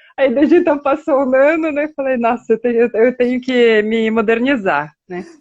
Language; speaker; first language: Portuguese; non-native, fluent; Russian